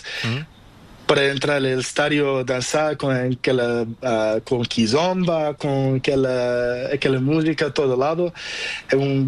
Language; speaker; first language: Spanish; non-native, learner; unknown